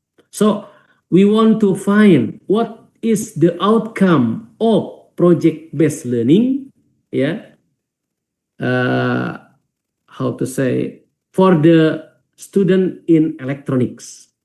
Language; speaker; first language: English; non-native, fluent; Indonesian